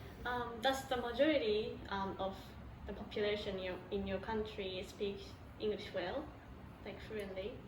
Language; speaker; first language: English; non-native, fluent; Japanese